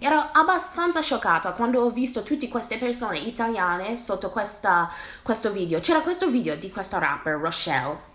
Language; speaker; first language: Italian; non-native, fluent; English